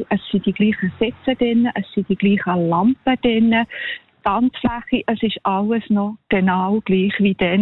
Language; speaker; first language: German; native; German